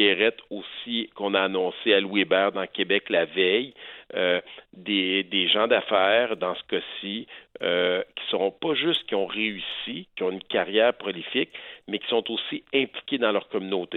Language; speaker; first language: French; native; French